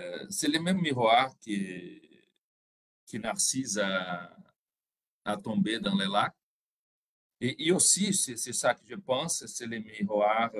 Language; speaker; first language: French; non-native, fluent; Portuguese